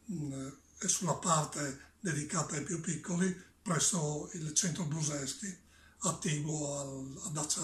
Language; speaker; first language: Italian; native; Italian